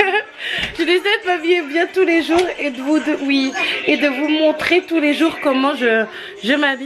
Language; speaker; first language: French; native; French